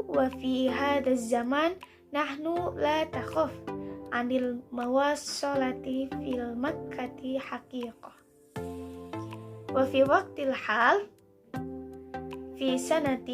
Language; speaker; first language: Arabic; non-native, learner; Indonesian